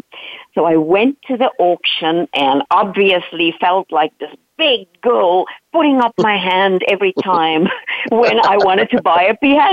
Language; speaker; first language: English; non-native, local second language; Dutch